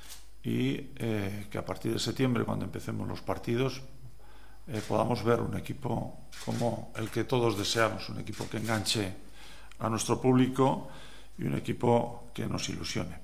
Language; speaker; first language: Spanish; native; Spanish